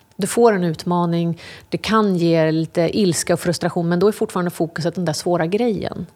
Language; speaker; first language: Swedish; early bilingual, other home language; English